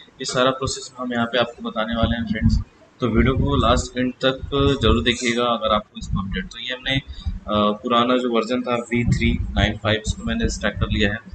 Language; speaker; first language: Hindi; native; Hindi